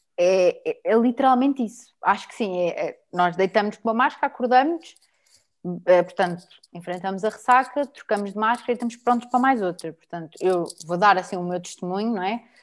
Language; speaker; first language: Portuguese; native; Portuguese